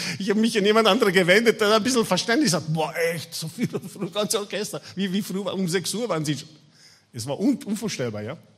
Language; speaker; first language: German; non-native, fluent; Italian